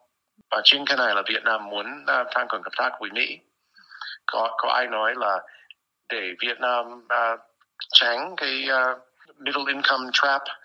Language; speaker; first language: Vietnamese; non-native, fluent; English